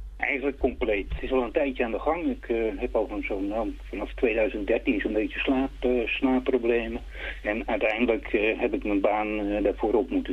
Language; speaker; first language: Dutch; native; Dutch